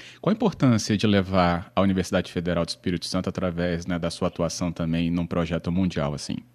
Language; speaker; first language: Portuguese; native; Portuguese